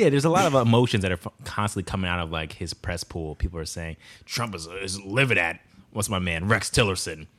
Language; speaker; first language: English; native; English